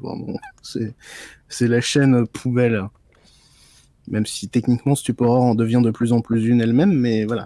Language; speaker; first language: French; native; French